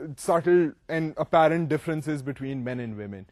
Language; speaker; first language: English; non-native, local second language; Urdu